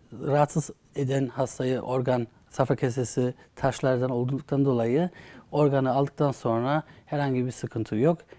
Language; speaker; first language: Turkish; early bilingual, heritage; Turkish